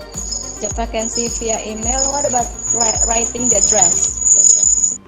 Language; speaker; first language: English; non-native, learner; Indonesian